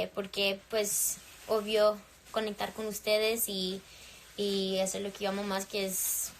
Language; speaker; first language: Spanish; early bilingual, other home language; English